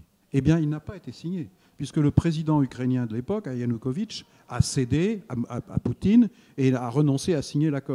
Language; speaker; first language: French; native; French